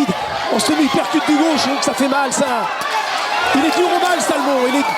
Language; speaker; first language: French; native; French